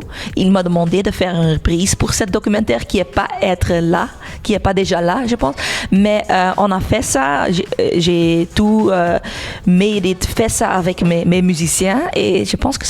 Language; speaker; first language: French; non-native, local second language; Dutch